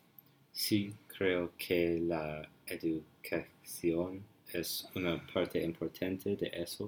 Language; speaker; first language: Spanish; non-native, learner; English